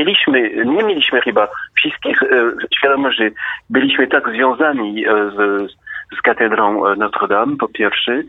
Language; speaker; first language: Polish; non-native, fluent; French